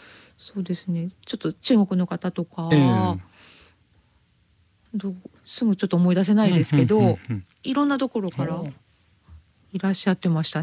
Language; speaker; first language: Japanese; native; Japanese